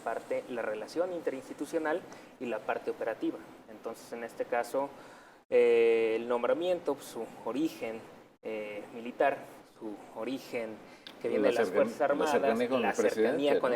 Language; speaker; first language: Spanish; native; Spanish